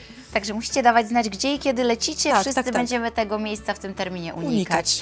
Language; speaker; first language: Polish; native; Polish